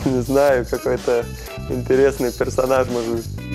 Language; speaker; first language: Russian; non-native, fluent; Lithuanian